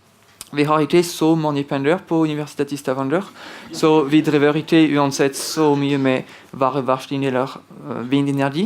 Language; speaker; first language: Norwegian; non-native, fluent; French